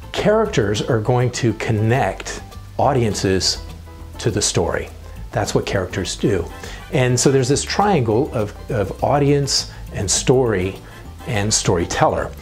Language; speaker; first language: English; native; English